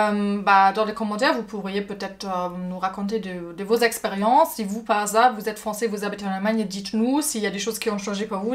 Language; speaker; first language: French; non-native, fluent; German